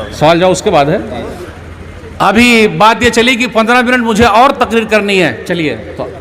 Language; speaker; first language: Hindi; native; Hindi